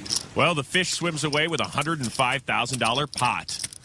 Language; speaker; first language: English; native; English